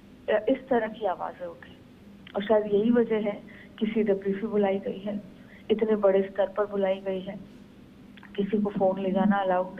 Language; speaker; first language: Hindi; native; Hindi